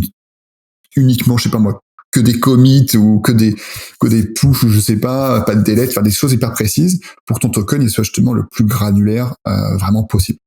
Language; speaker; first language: French; native; French